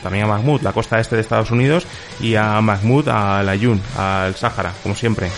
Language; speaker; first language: Spanish; native; Spanish